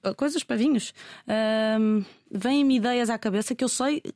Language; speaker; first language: Portuguese; native; Portuguese